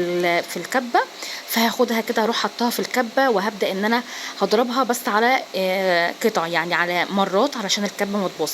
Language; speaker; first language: Arabic; native; Arabic